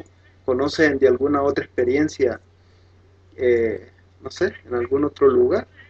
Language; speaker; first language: Spanish; native; Spanish